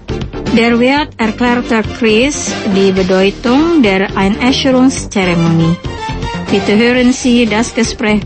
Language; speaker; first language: German; non-native, local second language; Indonesian